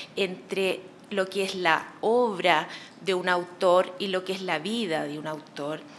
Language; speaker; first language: Spanish; native; Spanish